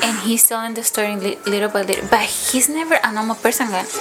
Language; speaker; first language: English; non-native, fluent; Spanish